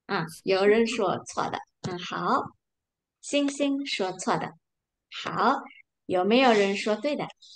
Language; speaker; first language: Chinese; non-native, fluent; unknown